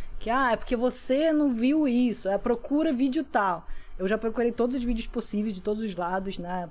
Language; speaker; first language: Portuguese; non-native, fluent; Russian